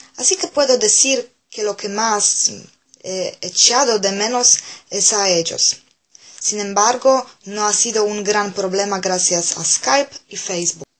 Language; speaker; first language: Spanish; non-native, learner; Polish